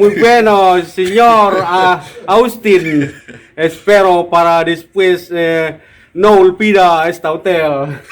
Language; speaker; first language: Spanish; non-native, learner; Indonesian